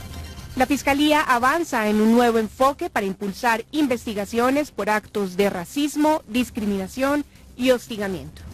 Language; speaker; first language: Spanish; native; Spanish